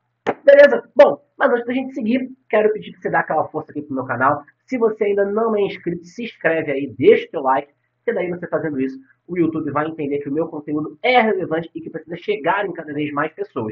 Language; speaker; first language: Portuguese; native; Portuguese